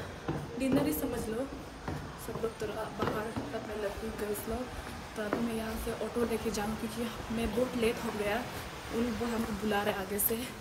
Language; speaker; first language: Hindi; non-native, local second language; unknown